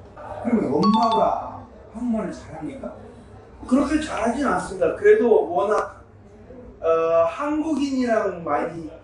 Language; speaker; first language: Korean; early bilingual, heritage; Korean